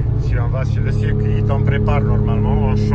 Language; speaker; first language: French; non-native, fluent; Romanian